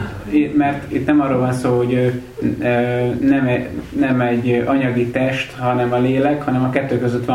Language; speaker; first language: Hungarian; native; Hungarian